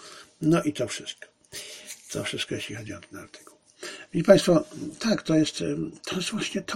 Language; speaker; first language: Polish; native; Polish